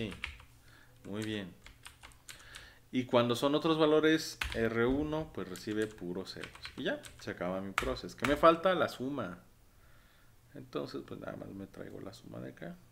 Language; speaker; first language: Spanish; native; Spanish